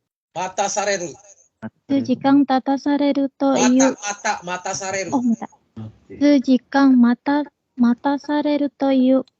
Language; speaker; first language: Japanese; non-native, learner; Indonesian